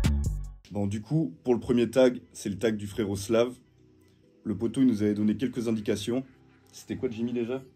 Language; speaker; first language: French; native; French